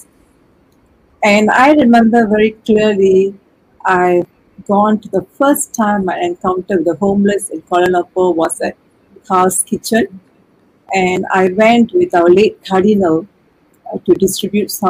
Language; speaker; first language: English; non-native, local second language; Tamil